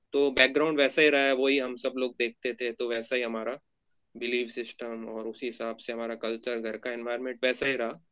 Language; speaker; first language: Hindi; native; Hindi